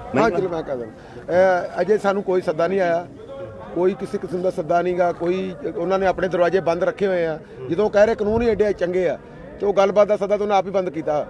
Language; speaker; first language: Hindi; non-native, local second language; Punjabi